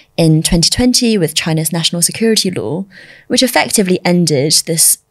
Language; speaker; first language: English; early bilingual, other home language; Chinese